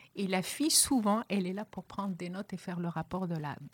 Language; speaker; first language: French; non-native, local second language; Arabic